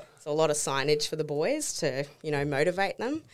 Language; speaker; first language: English; native; English